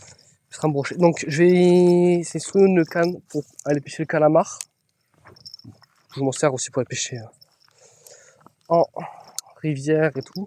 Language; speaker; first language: French; native; French